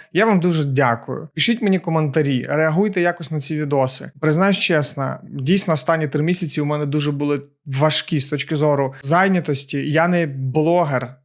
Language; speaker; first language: Ukrainian; non-native, local second language; Russian